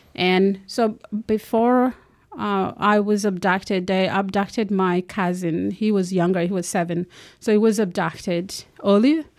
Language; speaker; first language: English; non-native, local second language; Acoli